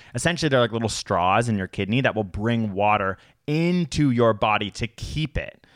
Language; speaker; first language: English; native; English